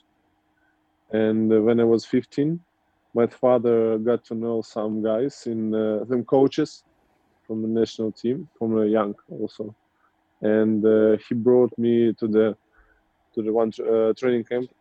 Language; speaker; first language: English; non-native, learner; Russian